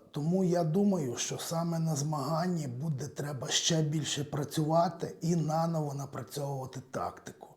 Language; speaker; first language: Ukrainian; native; Ukrainian